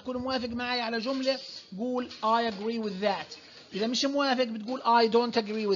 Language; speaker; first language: Arabic; native; Arabic